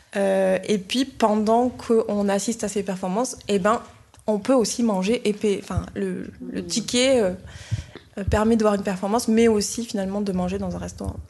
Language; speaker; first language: French; non-native, fluent; Bini